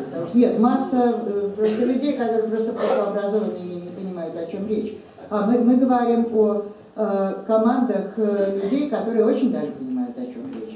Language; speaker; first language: Russian; native; Russian